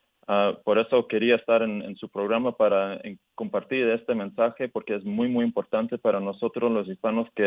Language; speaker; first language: Spanish; early bilingual, heritage; Spanish